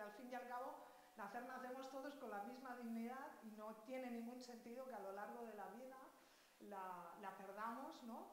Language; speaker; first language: Spanish; native; Spanish